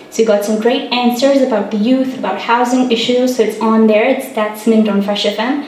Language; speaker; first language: English; non-native, local second language; Hindi